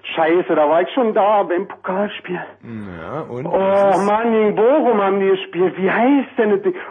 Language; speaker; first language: German; native; German